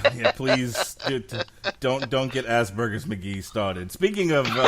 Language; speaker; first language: English; native; English